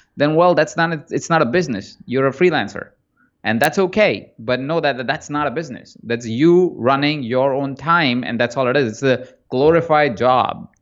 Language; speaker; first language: English; non-native, local second language; Hindi